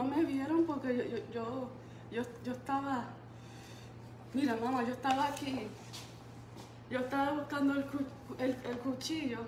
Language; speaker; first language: Spanish; early bilingual, heritage; Spanish